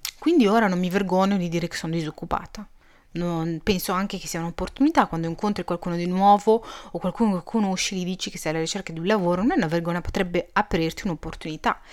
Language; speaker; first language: Italian; early bilingual, other home language; Arabic